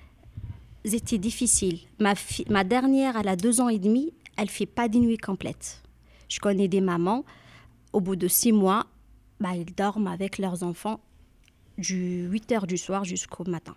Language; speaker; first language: French; non-native, learner; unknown